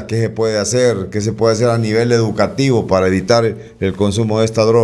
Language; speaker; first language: Spanish; native; Spanish